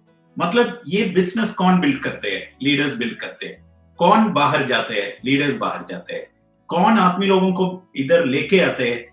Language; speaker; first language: Hindi; non-native, local second language; Malayalam